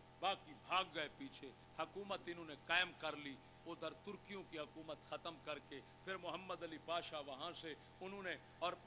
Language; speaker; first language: Urdu; non-native, local second language; Punjabi